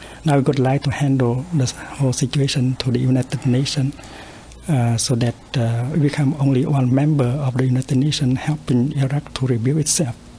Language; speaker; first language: English; non-native, fluent; Vietnamese